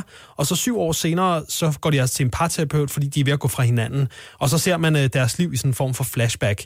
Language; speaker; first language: Danish; native; Danish